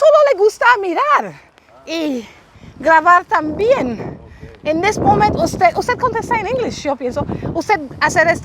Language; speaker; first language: Spanish; non-native, learner; English